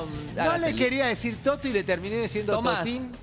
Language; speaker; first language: Spanish; native; Spanish